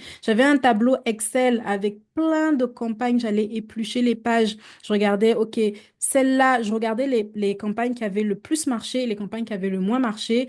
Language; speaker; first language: French; native; French